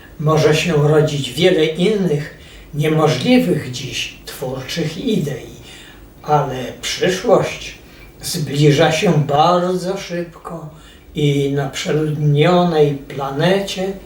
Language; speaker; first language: Polish; native; Polish